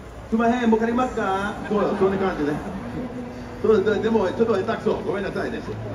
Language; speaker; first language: Japanese; non-native, learner; Spanish